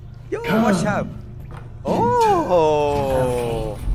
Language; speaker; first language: English; non-native, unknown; Korean